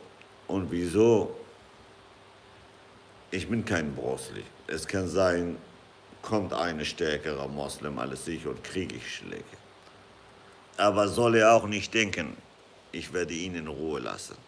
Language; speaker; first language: German; non-native, fluent; Kurdish